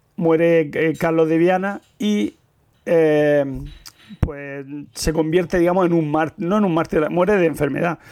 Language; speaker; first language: Spanish; native; Spanish